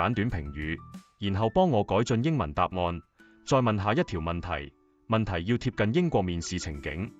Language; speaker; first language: Cantonese; native; Cantonese